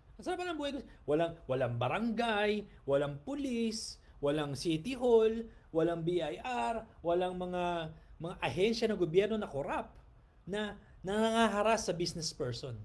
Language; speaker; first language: Filipino; native; Filipino